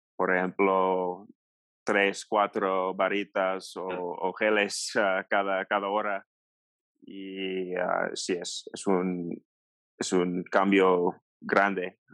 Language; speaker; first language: Spanish; non-native, learner; English